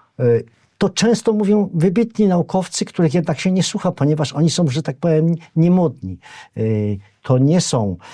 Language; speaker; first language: Polish; native; Polish